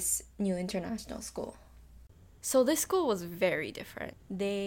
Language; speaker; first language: English; non-native, fluent; Japanese